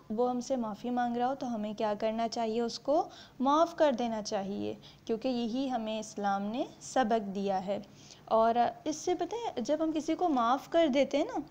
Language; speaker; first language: Urdu; native; Urdu